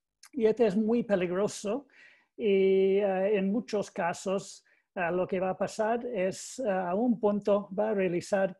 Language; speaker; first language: Spanish; non-native, learner; English